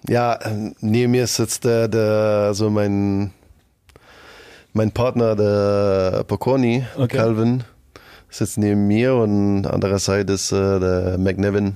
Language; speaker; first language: German; non-native, fluent; French